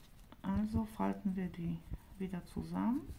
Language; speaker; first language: German; non-native, fluent; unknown